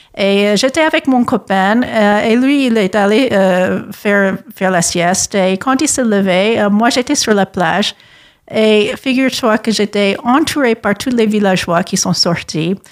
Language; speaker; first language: French; non-native, fluent; English